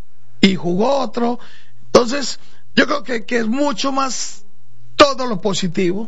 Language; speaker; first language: Spanish; native; Spanish